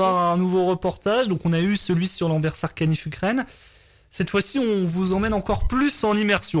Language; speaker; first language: French; native; French